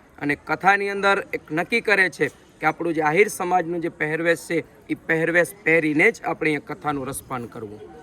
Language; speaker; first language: Gujarati; native; Gujarati